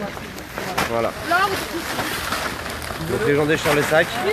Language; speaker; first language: French; native; French